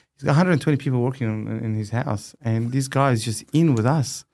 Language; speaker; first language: English; non-native, fluent; Arabic